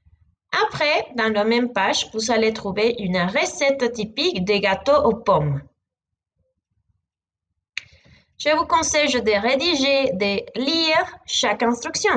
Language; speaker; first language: French; non-native, fluent; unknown